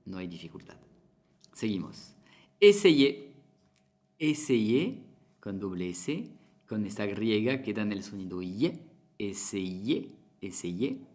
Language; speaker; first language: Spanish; non-native, fluent; French